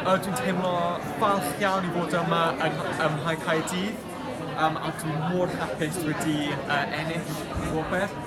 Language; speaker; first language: Welsh; non-native, fluent; English